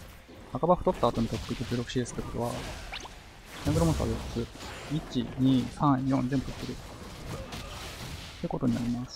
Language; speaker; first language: Japanese; native; Japanese